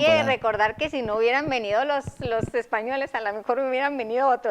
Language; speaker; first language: Spanish; native; Spanish